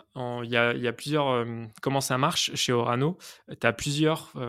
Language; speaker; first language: French; native; French